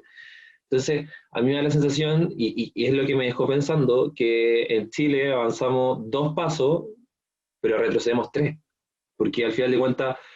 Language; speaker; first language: Spanish; native; Spanish